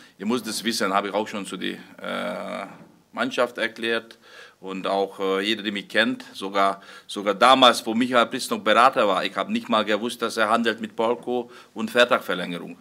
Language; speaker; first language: German; non-native, fluent; Hungarian